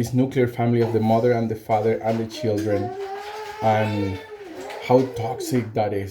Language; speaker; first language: English; non-native, fluent; Spanish